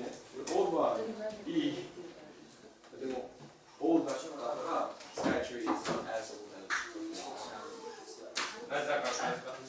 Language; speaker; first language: Japanese; non-native, learner; English